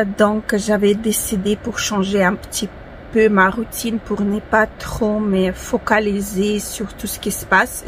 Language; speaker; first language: French; non-native, fluent; Ukrainian